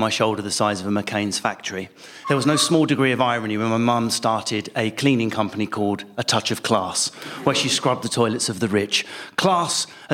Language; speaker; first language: English; native; English